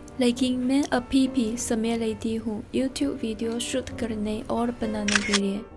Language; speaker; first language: Hindi; non-native, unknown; Chinese